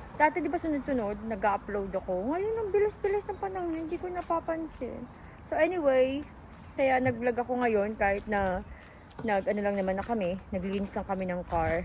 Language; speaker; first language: Filipino; native; Filipino